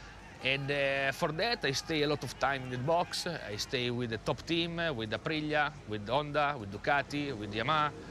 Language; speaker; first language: English; non-native, learner; Italian